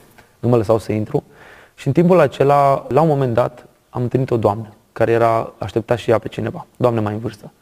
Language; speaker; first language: Romanian; native; Romanian